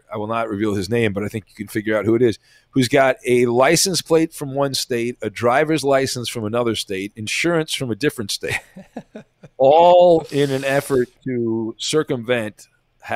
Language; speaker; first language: English; native; English